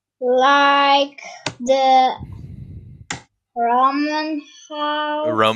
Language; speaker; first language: English; non-native, learner; Turkish